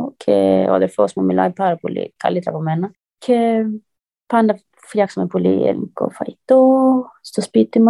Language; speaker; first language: Greek; early bilingual, heritage; Greek